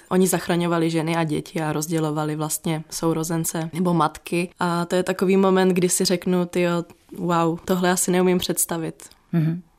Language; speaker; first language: Czech; native; Czech